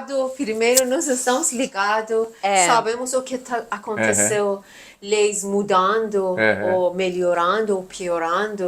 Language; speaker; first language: Portuguese; non-native, learner; Persian